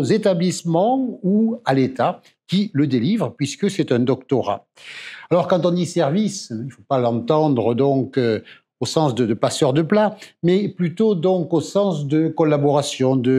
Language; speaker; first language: French; native; French